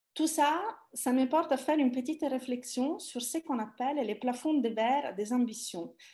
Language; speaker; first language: French; non-native, fluent; Italian